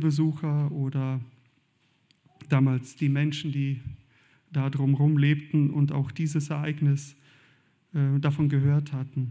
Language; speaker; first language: German; native; German